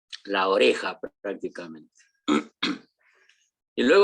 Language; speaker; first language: Spanish; native; Spanish